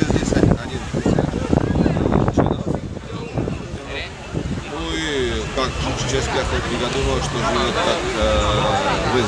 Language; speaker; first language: Russian; non-native, learner; Czech